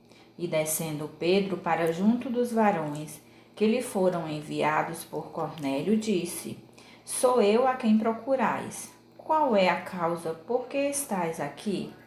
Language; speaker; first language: Portuguese; native; Portuguese